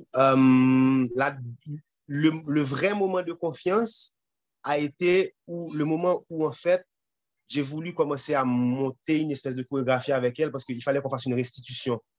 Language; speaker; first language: French; non-native, local second language; Haitian Creole